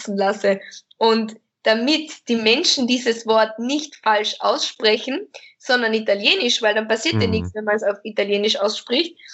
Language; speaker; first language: German; native; German